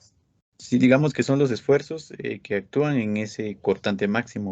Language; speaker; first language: Spanish; native; Spanish